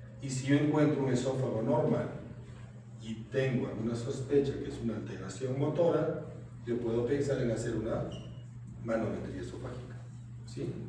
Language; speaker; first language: Spanish; native; Spanish